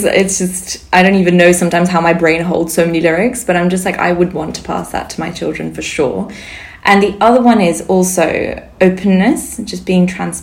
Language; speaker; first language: English; non-native, fluent; Sindhi